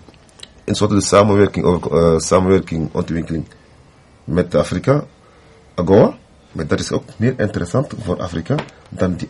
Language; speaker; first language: Dutch; non-native, learner; French